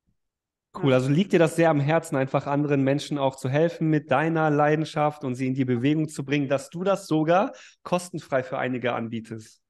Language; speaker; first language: German; native; German